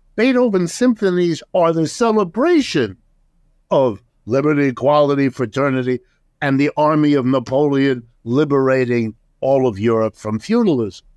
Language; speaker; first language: English; early bilingual, other home language; German